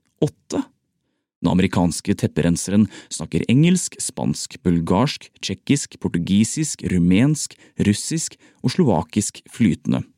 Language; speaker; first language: Norwegian; native; Norwegian